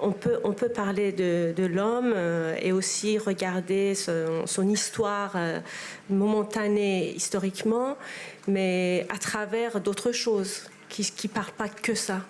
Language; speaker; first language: French; non-native, fluent; Persian